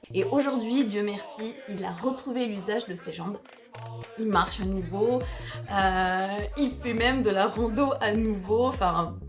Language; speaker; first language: French; native; French